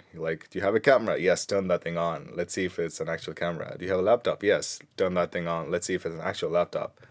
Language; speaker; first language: English; non-native, local second language; Punjabi